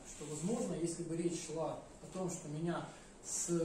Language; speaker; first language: Ukrainian; non-native, local second language; Russian